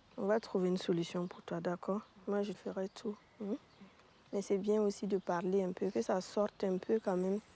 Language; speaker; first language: French; native; French